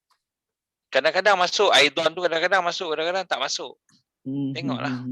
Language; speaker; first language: Malay; native; Malay